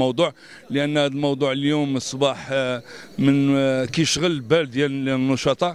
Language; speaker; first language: Arabic; native; Arabic